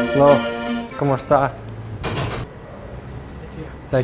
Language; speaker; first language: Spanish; non-native, learner; English